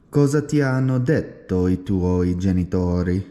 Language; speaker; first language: Italian; non-native, learner; English